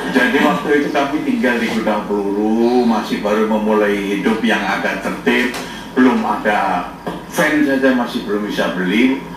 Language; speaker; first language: Indonesian; native; Indonesian